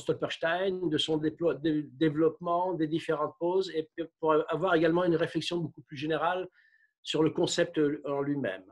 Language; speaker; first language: French; native; French